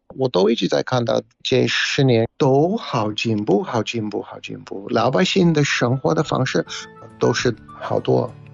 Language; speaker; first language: Chinese; non-native, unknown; English